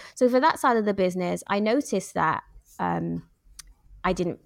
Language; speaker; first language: English; native; English